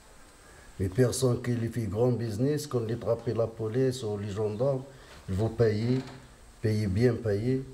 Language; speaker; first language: French; non-native, local second language; Arabic